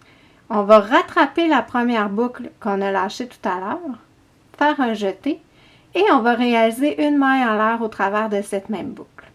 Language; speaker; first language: French; native; French